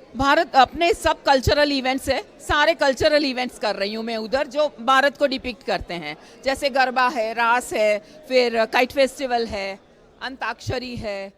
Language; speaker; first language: Hindi; non-native, local second language; Gujarati